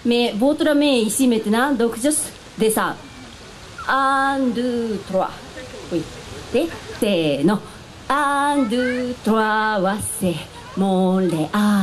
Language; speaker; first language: French; non-native, learner; Japanese